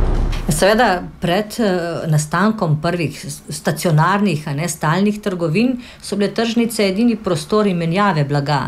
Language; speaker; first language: Slovenian; native; Slovenian